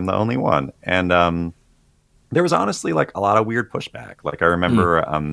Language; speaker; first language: English; native; English